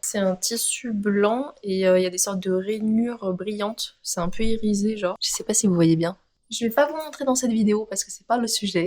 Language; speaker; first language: French; native; French